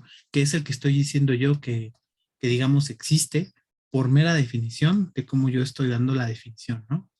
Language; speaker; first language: Spanish; native; Spanish